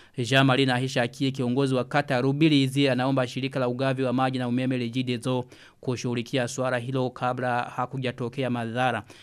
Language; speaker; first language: Swahili; non-native, local second language; Rundi